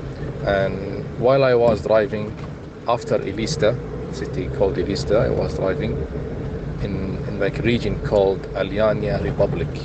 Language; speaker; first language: English; non-native, fluent; Arabic